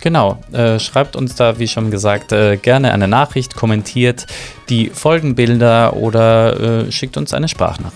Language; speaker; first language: German; native; German